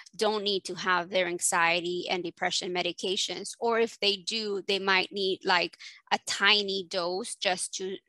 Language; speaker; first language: English; early bilingual, other home language; Spanish